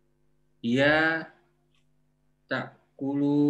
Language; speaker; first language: Arabic; non-native, learner; Indonesian